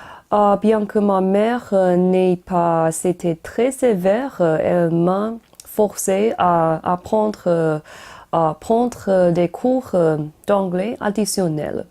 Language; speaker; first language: French; non-native, learner; Chinese